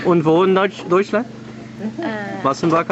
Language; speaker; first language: German; non-native, learner; English